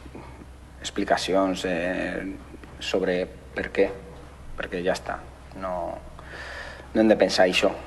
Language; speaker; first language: Catalan; non-native, fluent; Spanish